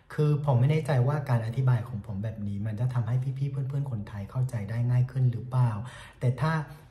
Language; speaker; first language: Thai; non-native, fluent; Vietnamese